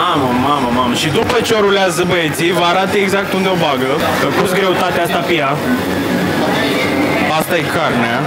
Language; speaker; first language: Romanian; native; Romanian